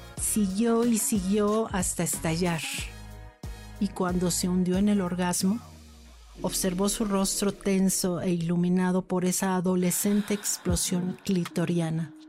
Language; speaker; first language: Spanish; native; Spanish